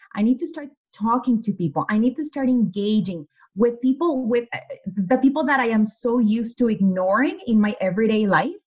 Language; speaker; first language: English; non-native, fluent; Spanish